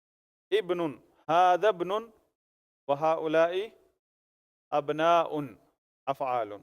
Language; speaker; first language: Arabic; non-native, fluent; Urdu